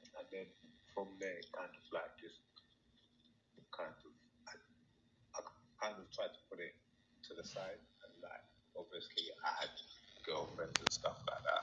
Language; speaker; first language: English; native; English